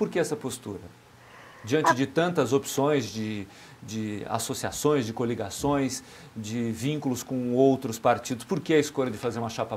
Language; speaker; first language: Portuguese; native; Portuguese